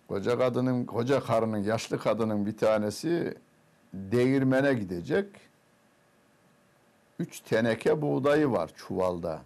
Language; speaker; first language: Turkish; native; Turkish